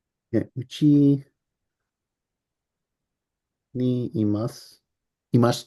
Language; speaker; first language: Japanese; non-native, learner; English